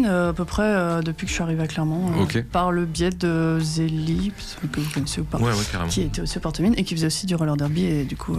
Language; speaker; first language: French; native; French